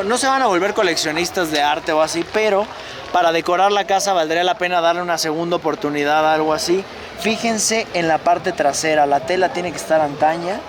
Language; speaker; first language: Spanish; native; Spanish